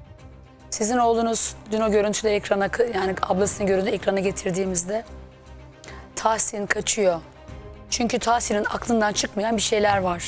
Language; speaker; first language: Turkish; native; Turkish